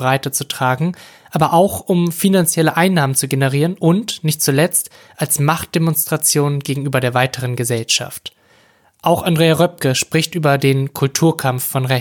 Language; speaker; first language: German; native; German